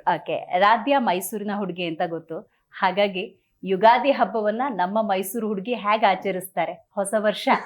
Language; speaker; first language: Kannada; native; Kannada